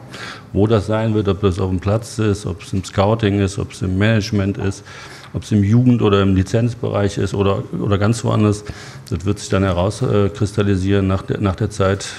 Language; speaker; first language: German; native; German